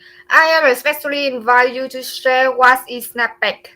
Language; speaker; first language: English; non-native, learner; Vietnamese